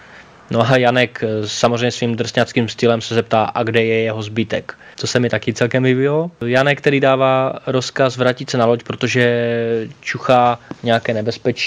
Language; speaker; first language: Czech; native; Czech